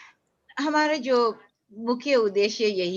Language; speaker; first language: Hindi; non-native, fluent; English